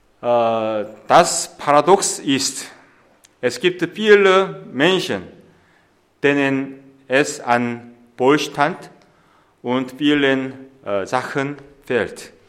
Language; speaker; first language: German; non-native, fluent; Korean